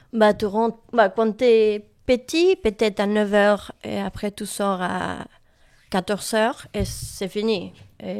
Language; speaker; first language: French; non-native, learner; Spanish